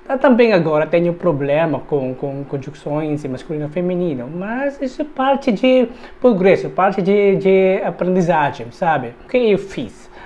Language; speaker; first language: Portuguese; non-native, learner; Filipino